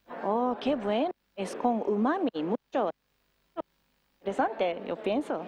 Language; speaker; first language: Spanish; non-native, learner; Japanese